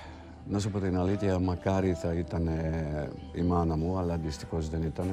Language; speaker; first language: Greek; non-native, fluent; Hungarian